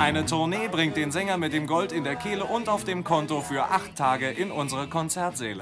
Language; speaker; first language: German; native; German